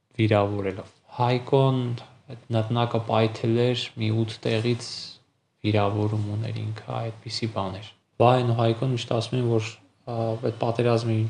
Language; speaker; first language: Armenian; native; Armenian